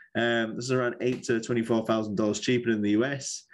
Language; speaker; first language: English; native; English